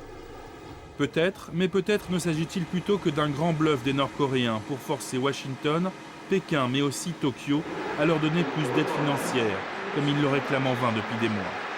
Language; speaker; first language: French; native; French